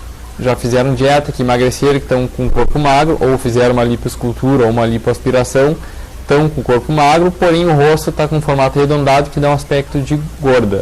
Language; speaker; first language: Portuguese; native; Portuguese